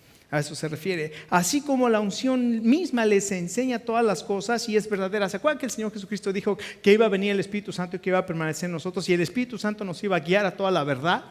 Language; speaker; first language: Spanish; native; Spanish